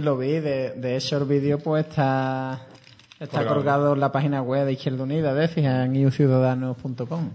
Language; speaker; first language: Spanish; native; Spanish